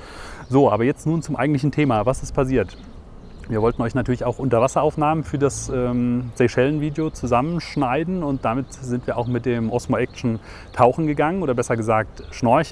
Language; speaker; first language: German; native; German